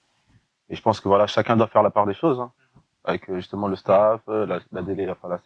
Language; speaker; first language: French; native; French